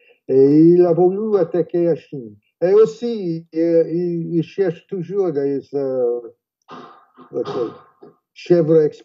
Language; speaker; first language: French; non-native, fluent; English